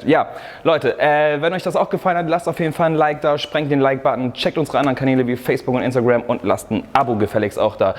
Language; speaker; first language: German; native; German